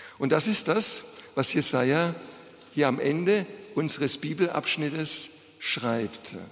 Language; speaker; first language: German; native; German